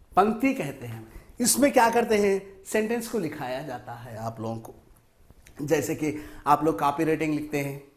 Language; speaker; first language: Hindi; non-native, local second language; Telugu